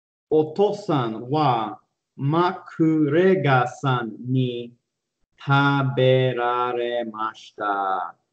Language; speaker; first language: Japanese; non-native, learner; English